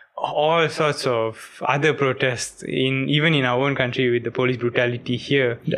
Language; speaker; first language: English; non-native, local second language; Tamil